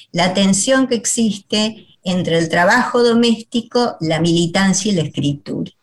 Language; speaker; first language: Spanish; native; Spanish